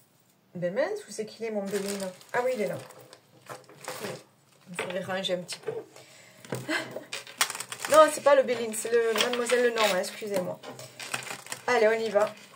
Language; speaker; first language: French; native; French